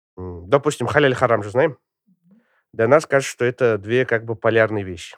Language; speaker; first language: Russian; native; Russian